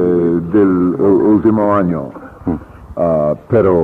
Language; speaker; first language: Spanish; non-native, learner; English